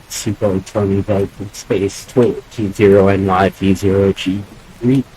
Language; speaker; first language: English; native; English